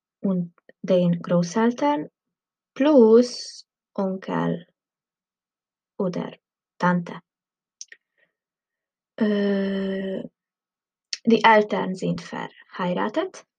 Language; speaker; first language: German; non-native, learner; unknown